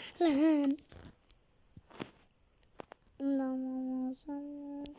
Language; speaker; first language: Turkish; native; Turkish